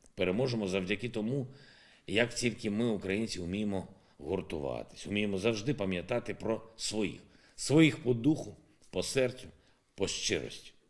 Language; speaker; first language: Ukrainian; non-native, local second language; Russian